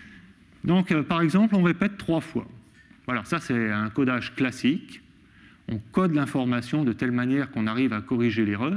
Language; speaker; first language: French; native; French